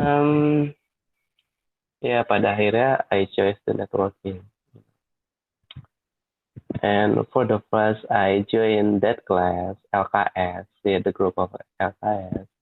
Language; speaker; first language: English; non-native, learner; Indonesian